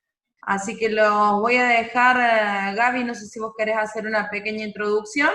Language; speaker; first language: Spanish; native; Spanish